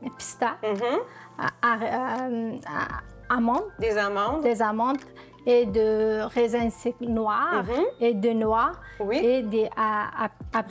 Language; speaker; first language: French; non-native, learner; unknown